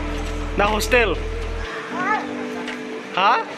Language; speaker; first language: Hindi; non-native, local second language; Assamese